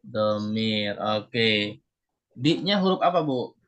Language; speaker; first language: Indonesian; native; Indonesian